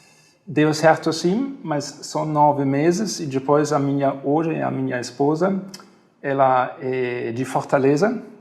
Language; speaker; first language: Portuguese; non-native, fluent; German